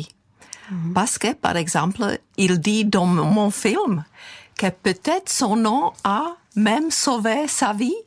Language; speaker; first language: French; non-native, fluent; Czech